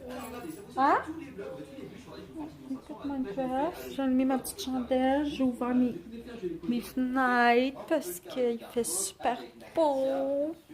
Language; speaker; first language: French; native; French